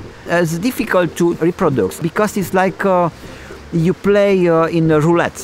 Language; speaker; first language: English; non-native, fluent; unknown